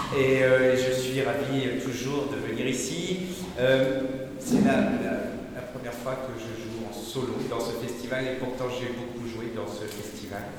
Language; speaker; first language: French; native; French